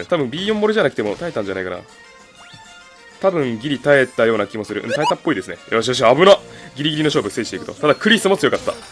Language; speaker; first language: Japanese; native; Japanese